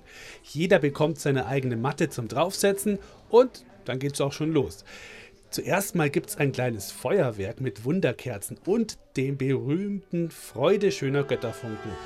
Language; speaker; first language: German; native; German